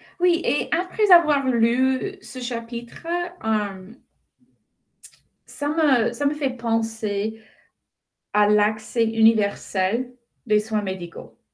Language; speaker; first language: French; non-native, fluent; English